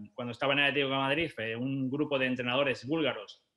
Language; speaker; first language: Spanish; native; Spanish